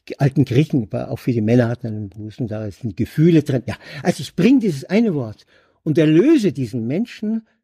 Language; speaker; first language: German; native; German